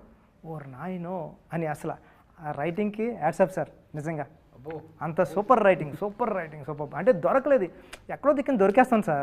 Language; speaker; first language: Telugu; native; Telugu